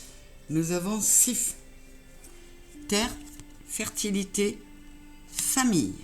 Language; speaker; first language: French; native; French